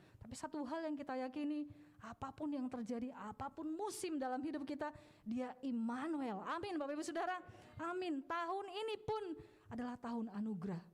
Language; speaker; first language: Indonesian; non-native, local second language; Batak Toba